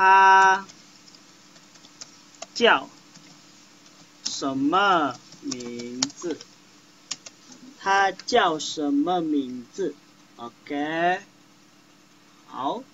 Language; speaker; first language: Chinese; non-native, fluent; Indonesian